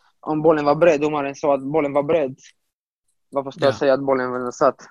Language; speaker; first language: Swedish; non-native, fluent; Romanian